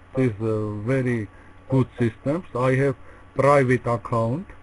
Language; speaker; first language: English; non-native, learner; Russian